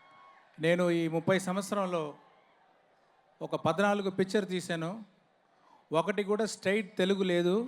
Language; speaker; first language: Telugu; non-native, local second language; Tamil